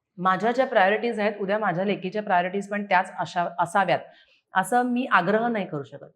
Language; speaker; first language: Marathi; native; Marathi